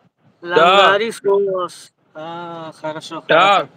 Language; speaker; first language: Russian; non-native, learner; Hindi